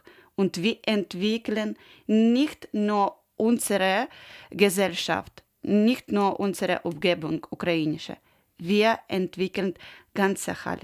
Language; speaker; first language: German; non-native, learner; Ukrainian